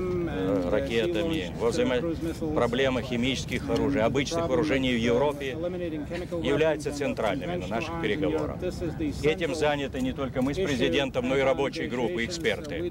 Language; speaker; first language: Russian; native; Russian